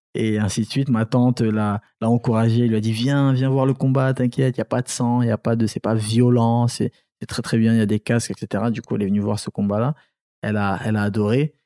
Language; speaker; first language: French; early bilingual, other home language; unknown